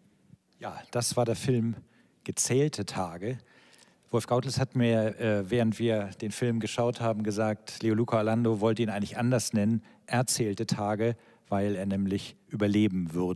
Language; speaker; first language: German; native; German